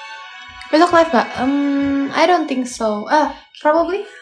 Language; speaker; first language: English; non-native, fluent; Indonesian